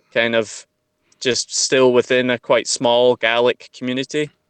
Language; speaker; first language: English; native; English